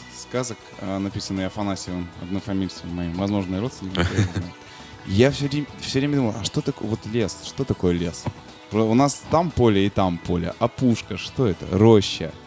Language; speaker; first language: Russian; native; Russian